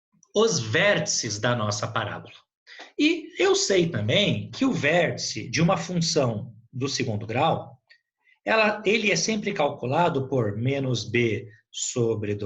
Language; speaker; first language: Portuguese; native; Portuguese